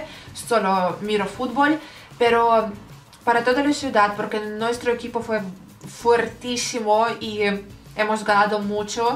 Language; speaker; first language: Spanish; non-native, learner; Russian